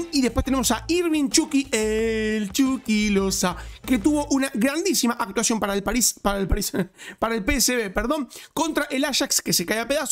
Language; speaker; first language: Spanish; native; Spanish